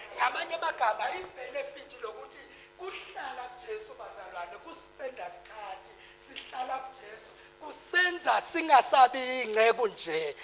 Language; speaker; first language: Zulu; native; Zulu